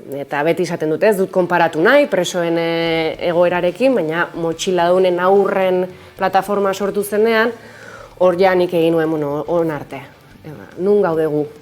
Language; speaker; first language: Basque; native; Basque